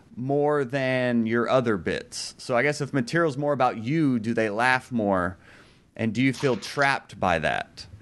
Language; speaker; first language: English; native; English